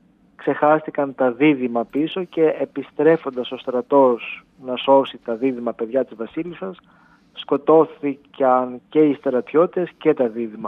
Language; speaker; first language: Greek; native; Greek